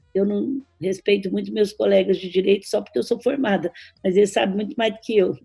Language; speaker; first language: Portuguese; native; Portuguese